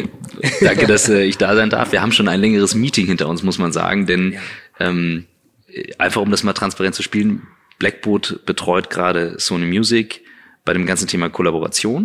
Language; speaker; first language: German; native; German